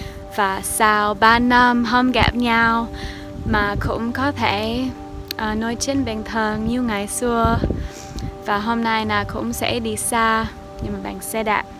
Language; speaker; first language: Vietnamese; non-native, fluent; English